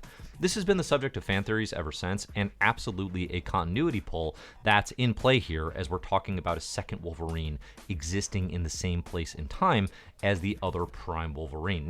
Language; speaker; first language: English; native; English